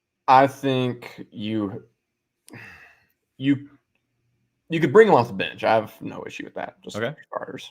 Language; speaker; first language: English; native; English